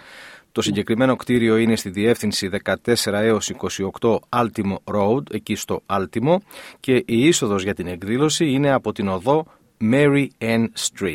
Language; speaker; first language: Greek; native; Greek